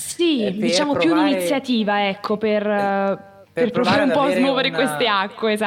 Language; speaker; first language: Italian; native; Italian